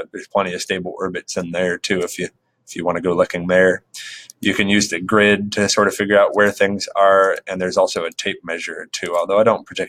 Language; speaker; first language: English; native; English